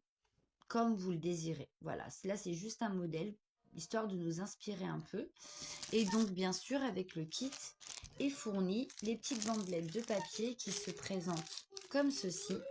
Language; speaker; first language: French; native; French